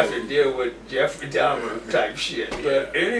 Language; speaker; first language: English; native; English